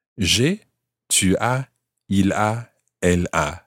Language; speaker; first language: French; non-native, fluent; English